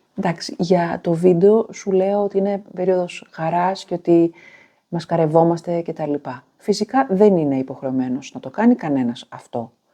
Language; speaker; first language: Greek; native; Greek